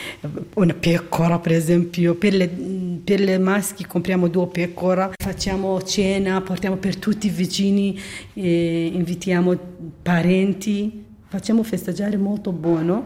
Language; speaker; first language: Italian; non-native, learner; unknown